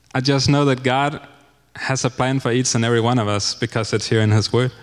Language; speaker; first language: English; non-native, fluent; Danish